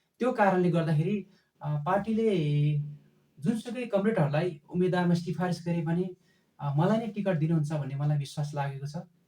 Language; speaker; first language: Nepali; non-native, local second language; Eastern Tamang